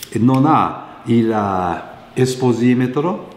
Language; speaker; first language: Italian; non-native, fluent; Japanese